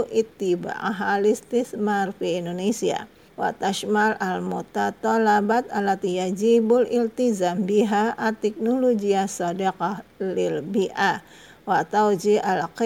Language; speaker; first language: Arabic; non-native, fluent; Indonesian